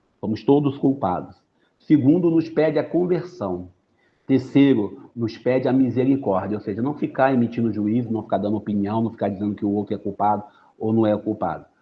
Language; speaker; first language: Portuguese; native; Portuguese